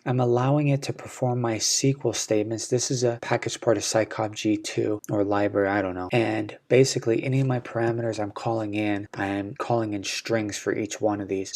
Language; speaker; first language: English; native; English